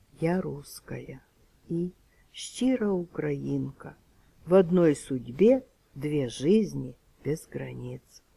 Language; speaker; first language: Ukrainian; non-native, local second language; Russian